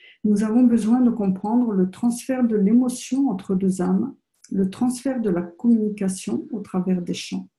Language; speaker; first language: French; native; French